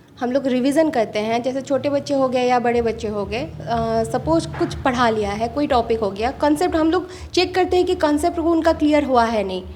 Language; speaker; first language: Hindi; non-native, local second language; Assamese